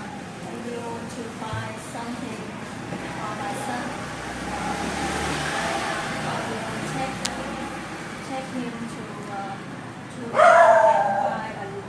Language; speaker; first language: English; non-native, learner; Vietnamese